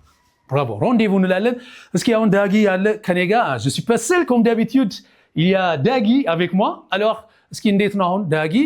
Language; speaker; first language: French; non-native, fluent; Amharic